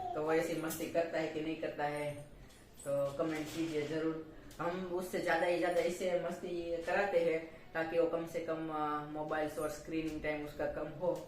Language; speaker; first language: Hindi; non-native, local second language; Gujarati